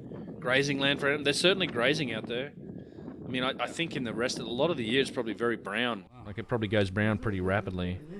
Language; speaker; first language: English; native; English